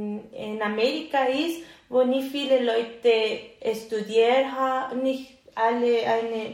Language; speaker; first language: German; non-native, learner; Spanish